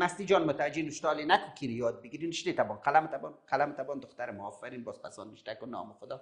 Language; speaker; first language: Persian; native; Persian